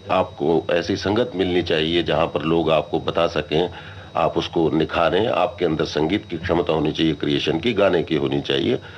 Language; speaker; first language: Hindi; native; Hindi